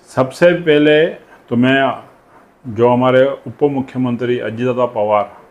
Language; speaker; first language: Hindi; non-native, local second language; Sindhi